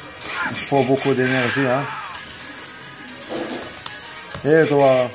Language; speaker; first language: French; non-native, fluent; Arabic